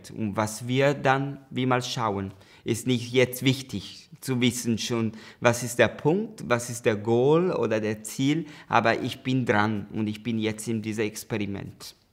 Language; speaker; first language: German; non-native, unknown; Italian